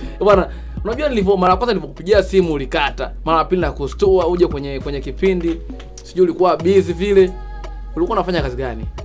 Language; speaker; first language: Swahili; native; Swahili